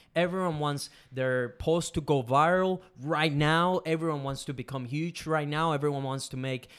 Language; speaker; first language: English; non-native, fluent; Spanish